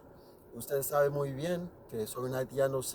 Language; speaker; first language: Spanish; non-native, learner; Haitian Creole